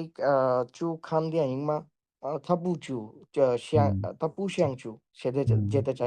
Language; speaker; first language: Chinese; non-native, learner; Bangla